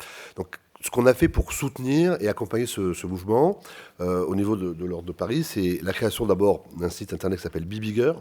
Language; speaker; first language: French; native; French